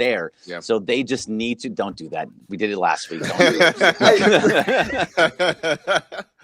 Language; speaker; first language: English; native; English